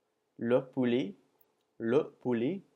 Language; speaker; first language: French; non-native, fluent; English